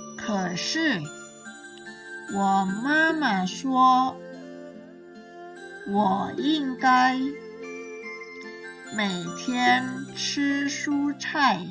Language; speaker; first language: Chinese; non-native, fluent; Indonesian